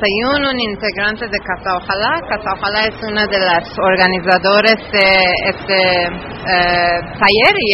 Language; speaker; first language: Spanish; non-native, learner; Persian